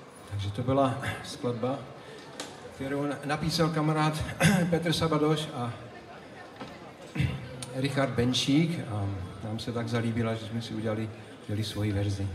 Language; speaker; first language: Czech; native; Czech